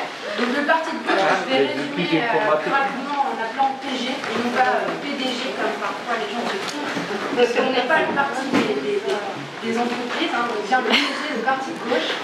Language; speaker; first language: French; native; French